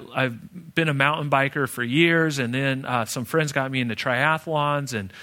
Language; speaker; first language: English; native; English